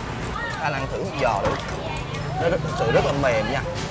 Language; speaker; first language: Vietnamese; native; Vietnamese